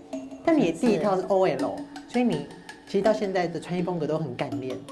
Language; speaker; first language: Chinese; native; Chinese